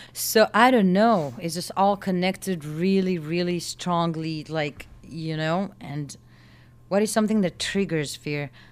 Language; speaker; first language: English; non-native, fluent; Hebrew